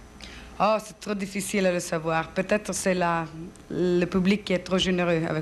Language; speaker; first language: French; non-native, fluent; Italian